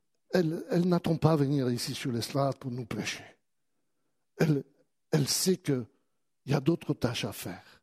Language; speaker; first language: French; native; French